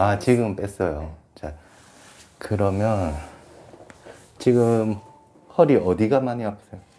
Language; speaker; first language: Korean; native; Korean